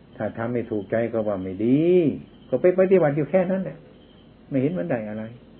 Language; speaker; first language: Thai; non-native, local second language; Lao